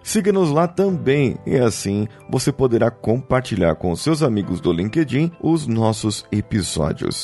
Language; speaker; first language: Portuguese; native; Portuguese